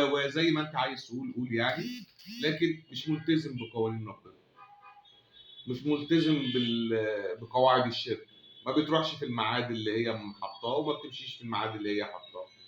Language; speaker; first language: Arabic; native; Arabic